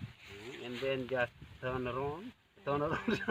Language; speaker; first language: English; non-native, learner; Indonesian